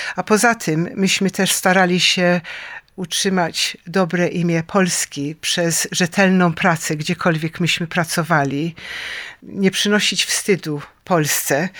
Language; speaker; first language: Polish; early bilingual, heritage; Polish